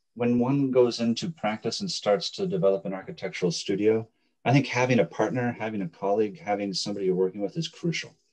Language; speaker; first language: English; native; English